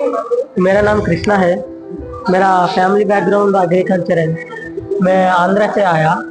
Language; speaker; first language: Hindi; non-native, local second language; Telugu